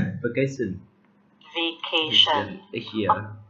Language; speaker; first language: English; non-native, learner; Vietnamese